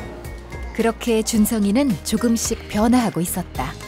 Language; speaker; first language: Korean; native; Korean